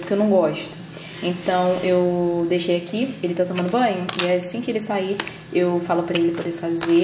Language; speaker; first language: Portuguese; native; Portuguese